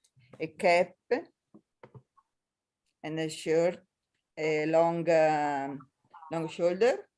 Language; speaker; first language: English; non-native, learner; Italian